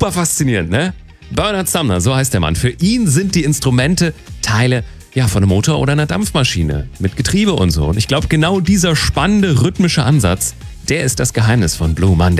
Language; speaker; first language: German; native; German